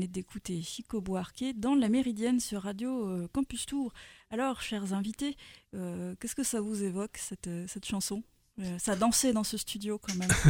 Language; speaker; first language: French; native; French